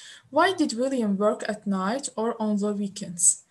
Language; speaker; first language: English; non-native, fluent; Azerbaijani